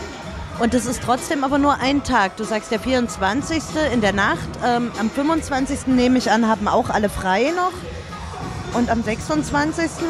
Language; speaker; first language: German; native; German